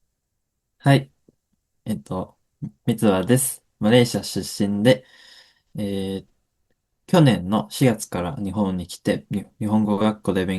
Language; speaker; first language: Japanese; non-native, fluent; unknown